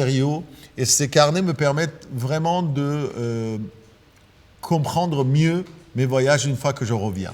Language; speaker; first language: French; non-native, fluent; Persian